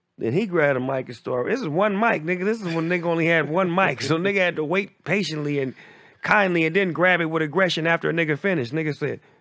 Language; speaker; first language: English; native; English